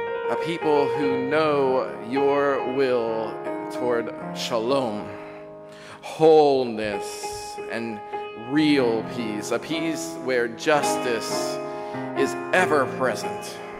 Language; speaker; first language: English; native; English